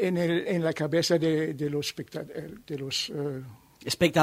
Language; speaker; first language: Spanish; non-native, learner; German